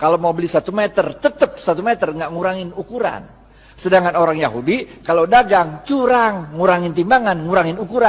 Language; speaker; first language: Indonesian; native; Indonesian